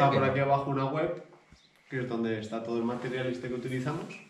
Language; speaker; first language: Spanish; native; Spanish